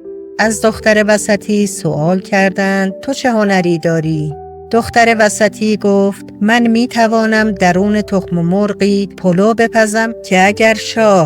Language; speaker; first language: Persian; native; Persian